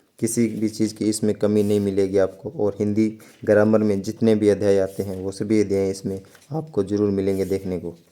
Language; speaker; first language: Hindi; native; Hindi